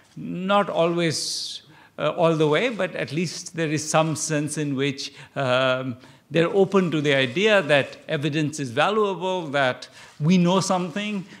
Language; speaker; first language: English; non-native, local second language; Bangla